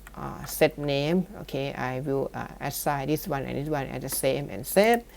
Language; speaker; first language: English; non-native, learner; Thai